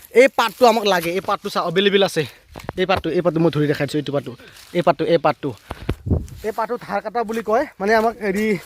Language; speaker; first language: Assamese; non-native, local second language; Karbi